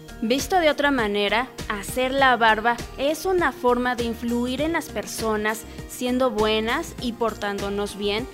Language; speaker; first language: Spanish; native; Spanish